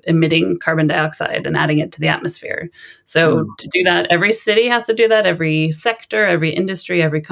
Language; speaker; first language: English; native; English